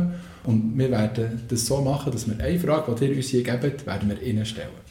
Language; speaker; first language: German; native; German